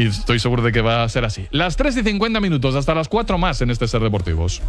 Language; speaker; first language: Spanish; native; Spanish